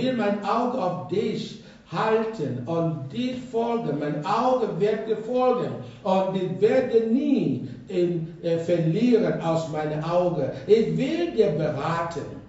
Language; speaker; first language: German; non-native, fluent; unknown